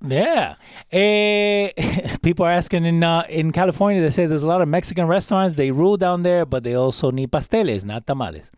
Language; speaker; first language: English; early bilingual, other home language; Spanish